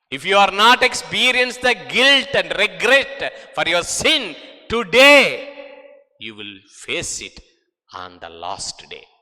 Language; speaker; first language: English; non-native, local second language; Telugu